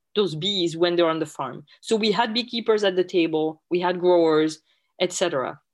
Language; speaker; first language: English; non-native, fluent; French